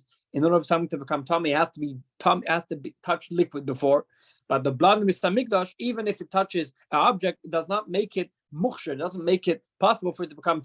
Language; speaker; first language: English; non-native, fluent; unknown